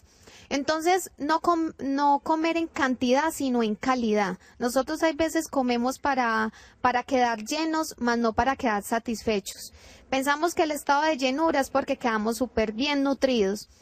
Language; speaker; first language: Spanish; native; Spanish